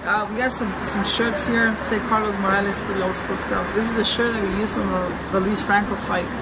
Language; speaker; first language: English; early bilingual, other home language; Spanish